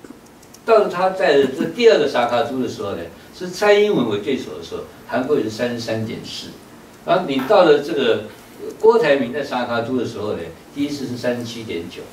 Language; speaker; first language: Chinese; native; Chinese